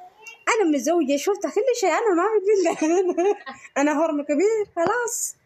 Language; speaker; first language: Arabic; non-native, learner; Oromo